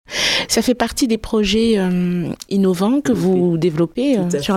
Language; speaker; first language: French; native; French